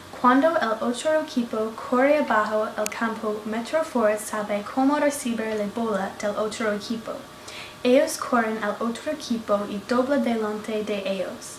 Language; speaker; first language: Spanish; non-native, learner; English